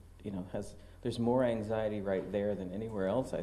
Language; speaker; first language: English; native; English